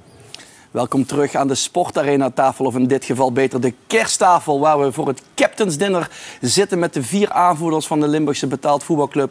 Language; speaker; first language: Dutch; native; Dutch